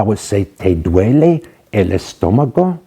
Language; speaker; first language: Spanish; non-native, fluent; English